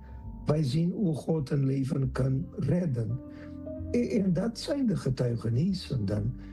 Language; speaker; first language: Dutch; non-native, fluent; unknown